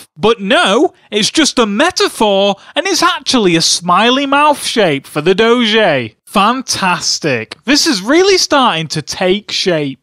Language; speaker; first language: English; native; English